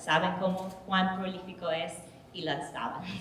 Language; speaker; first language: Spanish; early bilingual, heritage; English